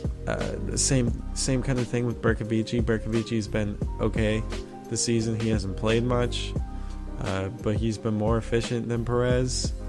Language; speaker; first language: English; native; English